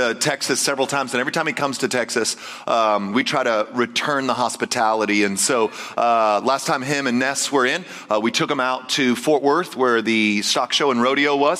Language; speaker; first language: English; native; English